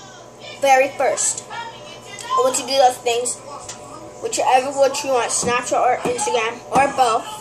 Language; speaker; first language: English; native; English